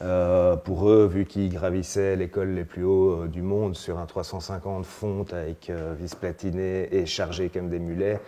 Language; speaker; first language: French; native; French